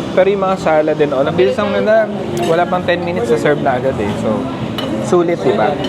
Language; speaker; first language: Filipino; native; Filipino